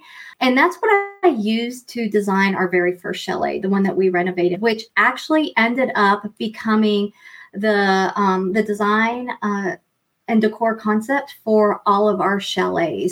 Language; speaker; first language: English; native; English